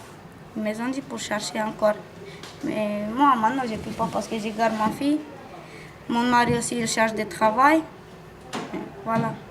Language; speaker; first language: French; non-native, learner; Romanian